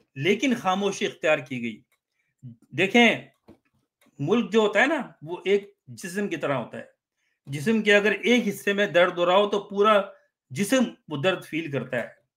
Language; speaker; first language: Urdu; native; Urdu